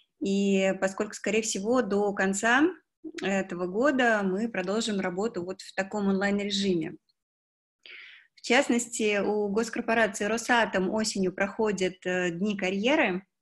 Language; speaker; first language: Russian; native; Russian